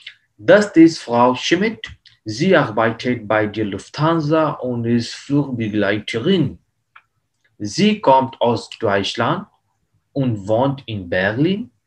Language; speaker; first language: German; non-native, learner; Hindi